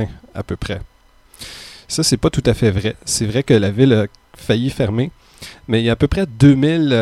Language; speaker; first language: French; native; French